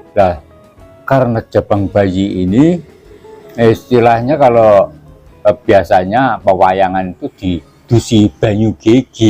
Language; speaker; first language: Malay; non-native, local second language; Javanese